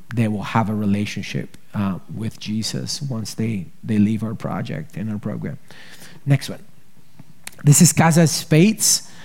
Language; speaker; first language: English; early bilingual, other home language; Spanish